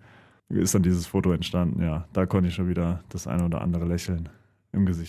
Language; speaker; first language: German; native; German